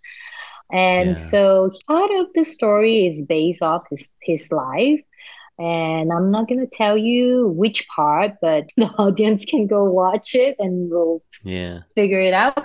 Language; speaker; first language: English; non-native, local second language; Cantonese